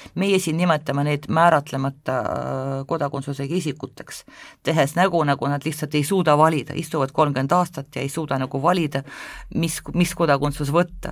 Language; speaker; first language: Estonian; non-native, local second language; Russian